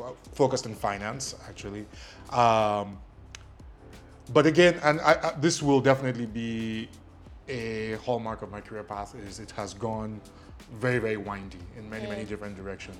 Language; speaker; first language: English; non-native, local second language; Yoruba